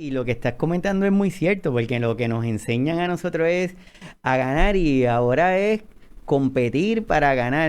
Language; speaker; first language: Spanish; native; Spanish